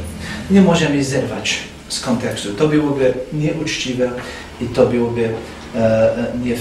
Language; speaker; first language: Polish; non-native, fluent; English